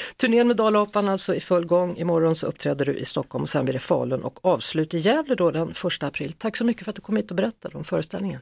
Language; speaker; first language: Swedish; native; Swedish